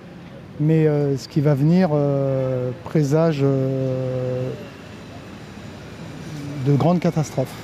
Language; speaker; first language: French; native; French